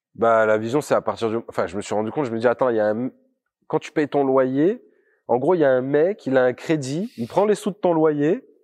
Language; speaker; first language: French; native; French